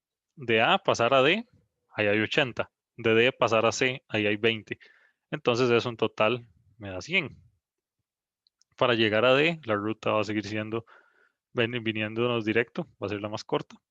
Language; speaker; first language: Spanish; native; Spanish